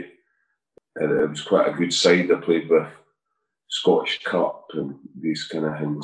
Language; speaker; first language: English; native; English